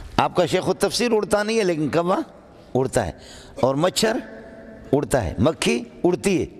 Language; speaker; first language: Urdu; non-native, local second language; Brahui